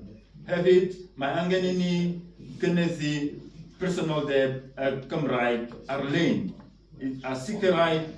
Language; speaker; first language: Welsh; non-native, fluent; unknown